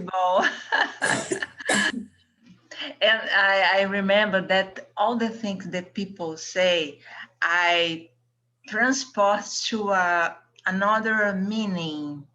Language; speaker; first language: English; non-native, learner; Portuguese